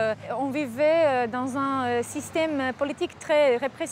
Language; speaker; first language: French; non-native, fluent; Croatian